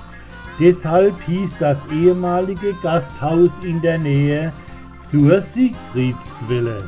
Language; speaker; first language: German; native; German